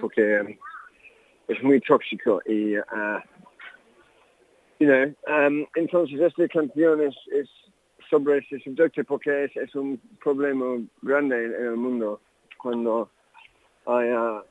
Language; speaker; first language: Spanish; non-native, learner; English